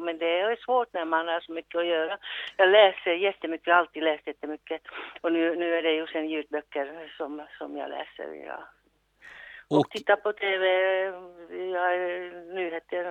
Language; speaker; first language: Swedish; non-native, local second language; Finnish